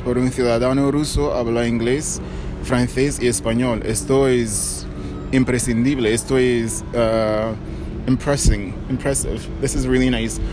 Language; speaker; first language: Spanish; non-native, fluent; English